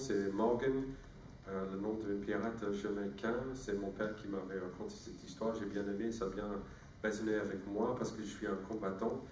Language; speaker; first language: French; non-native, fluent; English